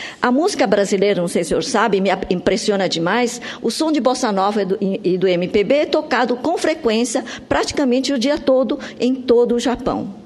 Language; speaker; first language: Portuguese; early bilingual, other home language; Japanese